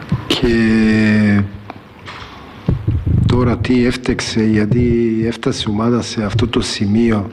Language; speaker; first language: Greek; non-native, fluent; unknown